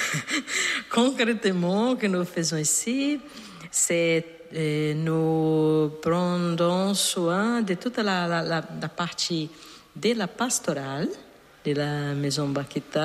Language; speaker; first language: French; non-native, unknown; Portuguese